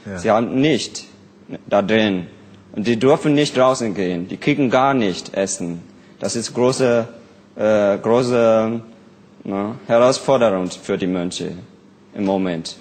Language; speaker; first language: German; non-native, learner; Burmese